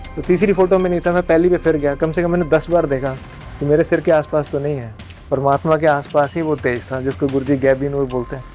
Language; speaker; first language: Hindi; native; Hindi